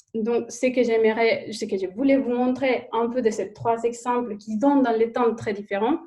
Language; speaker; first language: French; non-native, fluent; Spanish